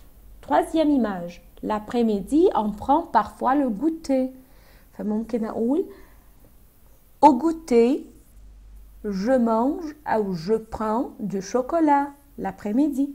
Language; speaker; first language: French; non-native, fluent; Arabic